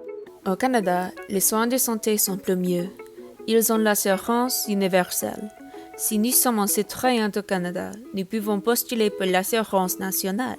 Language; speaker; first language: French; non-native, learner; English